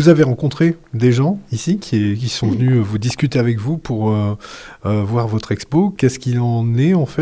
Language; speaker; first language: French; native; French